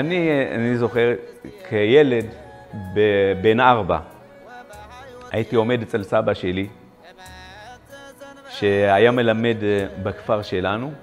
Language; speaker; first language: Hebrew; non-native, fluent; Amharic